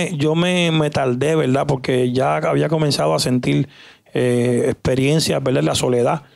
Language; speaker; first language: Spanish; native; Spanish